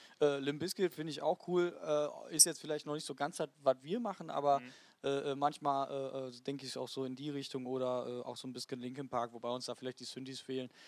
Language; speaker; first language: German; native; German